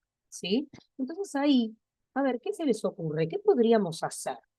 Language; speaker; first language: Spanish; native; Spanish